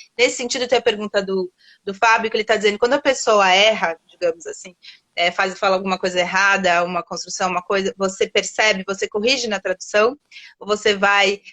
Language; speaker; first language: Portuguese; native; Portuguese